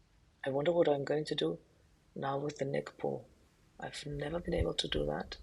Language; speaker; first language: English; non-native, fluent; German